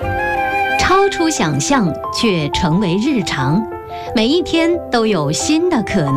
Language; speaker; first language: Chinese; native; Chinese